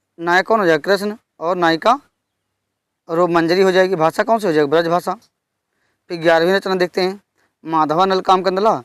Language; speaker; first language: Hindi; native; Hindi